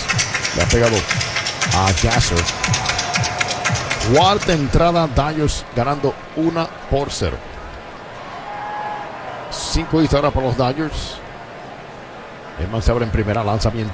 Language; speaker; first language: Spanish; native; Spanish